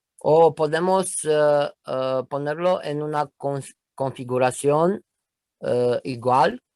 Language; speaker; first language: Spanish; non-native, learner; Romanian